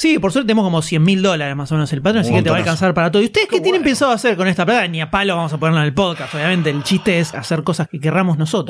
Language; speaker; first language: Spanish; native; Spanish